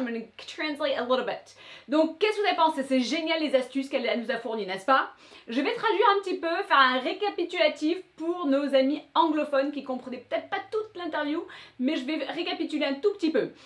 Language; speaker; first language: French; native; French